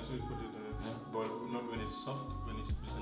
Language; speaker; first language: German; non-native, learner; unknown